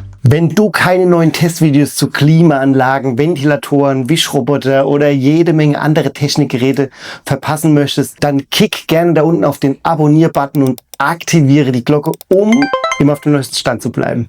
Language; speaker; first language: German; native; German